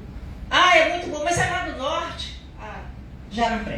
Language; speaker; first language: Portuguese; native; Portuguese